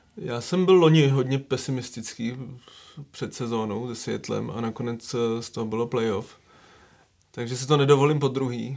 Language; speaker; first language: Czech; native; Czech